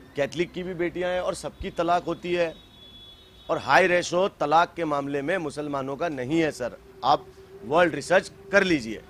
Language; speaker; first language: Hindi; native; Hindi